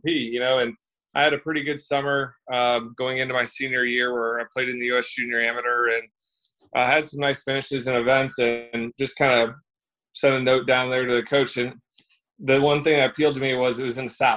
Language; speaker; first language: English; native; English